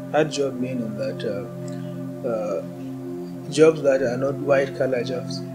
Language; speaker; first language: English; non-native, local second language; Hausa